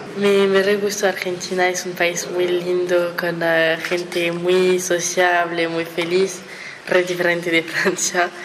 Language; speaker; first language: Spanish; non-native, learner; French